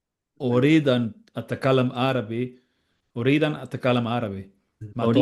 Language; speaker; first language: Arabic; non-native, learner; Spanish